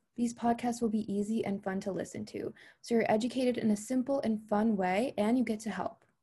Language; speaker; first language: English; native; English